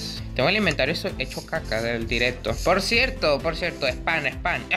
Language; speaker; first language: Spanish; native; Spanish